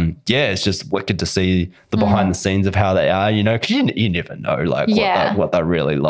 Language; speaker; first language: English; native; English